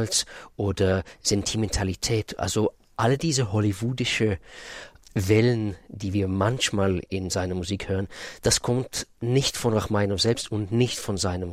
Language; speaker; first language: German; non-native, fluent; Russian